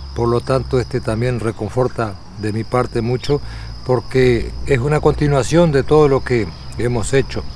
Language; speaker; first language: Spanish; native; Spanish